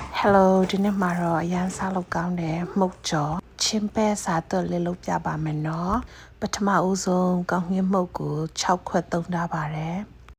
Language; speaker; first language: Burmese; non-native, local second language; Hakha Chin